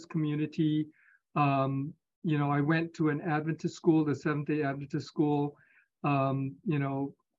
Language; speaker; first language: English; native; English